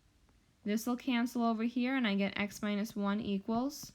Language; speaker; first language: English; native; English